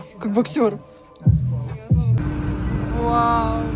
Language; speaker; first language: Russian; non-native, learner; Mongolian